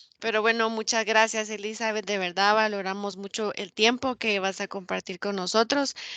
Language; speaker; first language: Spanish; native; Spanish